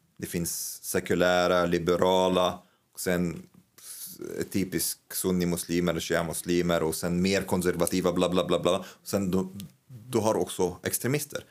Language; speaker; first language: Swedish; non-native, fluent; Arabic